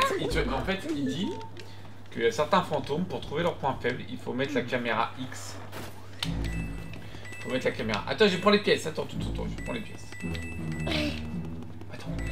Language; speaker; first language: French; native; French